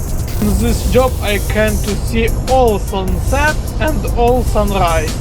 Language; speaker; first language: English; non-native, learner; Polish